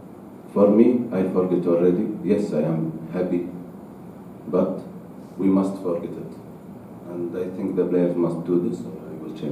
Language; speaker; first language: English; non-native, learner; Arabic